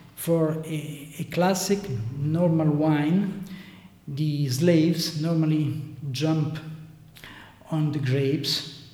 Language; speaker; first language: English; non-native, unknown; Italian